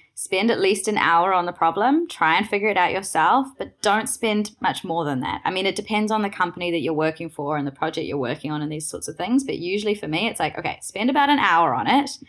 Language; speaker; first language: English; native; English